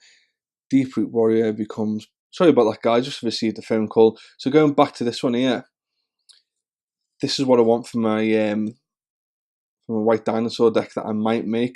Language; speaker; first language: English; native; English